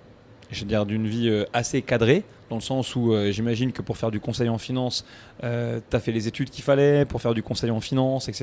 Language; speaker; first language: French; native; French